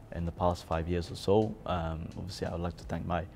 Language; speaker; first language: English; native; English